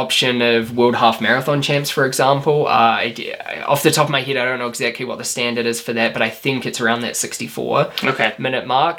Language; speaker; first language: English; native; English